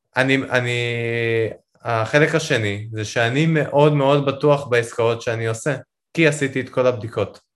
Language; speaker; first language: Hebrew; native; Hebrew